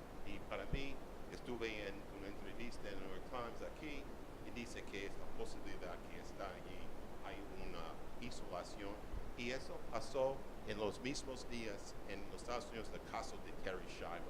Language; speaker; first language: Spanish; non-native, learner; English